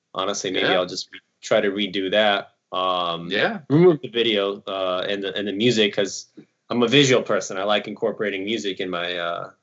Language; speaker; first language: English; early bilingual, other home language; Ukrainian